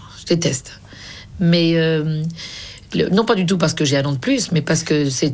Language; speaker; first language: French; native; French